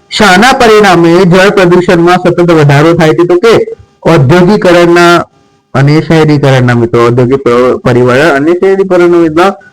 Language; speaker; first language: Gujarati; non-native, local second language; Marathi